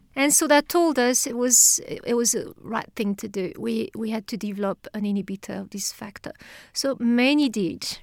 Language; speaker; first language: English; non-native, fluent; French